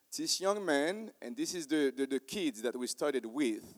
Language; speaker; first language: English; non-native, fluent; Haitian Creole